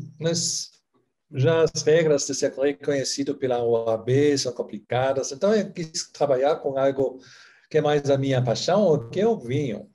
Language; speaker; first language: Portuguese; non-native, fluent; German